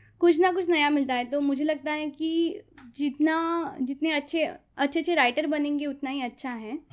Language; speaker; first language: Hindi; non-native, local second language; Konkani